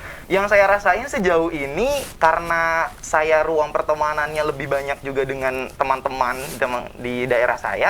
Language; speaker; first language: Indonesian; non-native, local second language; Javanese